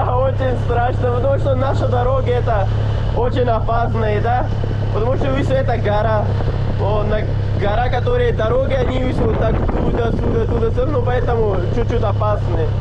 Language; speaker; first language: Russian; non-native, learner; Pashto